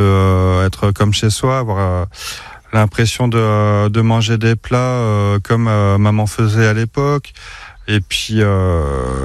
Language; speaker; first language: French; native; French